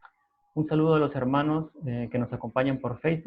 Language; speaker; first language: Spanish; native; Spanish